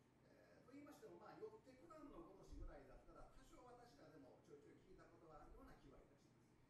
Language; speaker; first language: Japanese; native; Japanese